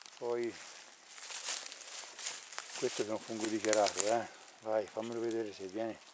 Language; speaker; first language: Italian; native; Italian